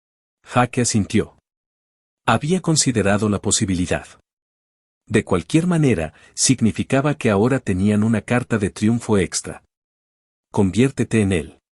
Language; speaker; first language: Spanish; native; Spanish